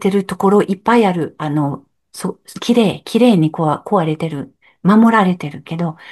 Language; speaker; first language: Japanese; non-native, learner; French